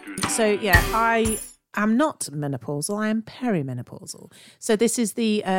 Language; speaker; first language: English; native; English